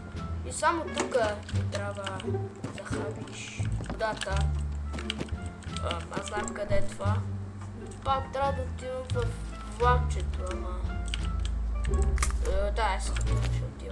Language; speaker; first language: Bulgarian; early bilingual, heritage; Bulgarian